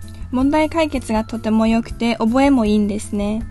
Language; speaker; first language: Japanese; native; Japanese